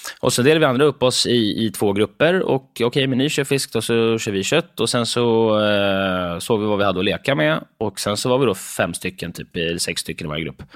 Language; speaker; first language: Swedish; native; Swedish